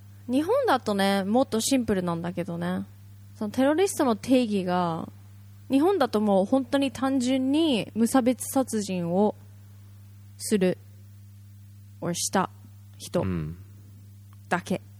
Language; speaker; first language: Japanese; native; Japanese